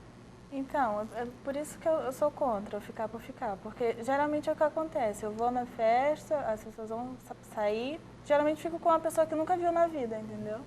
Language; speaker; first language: Portuguese; native; Portuguese